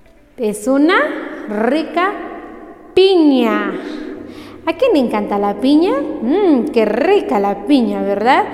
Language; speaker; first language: Spanish; non-native, local second language; Kaqchikel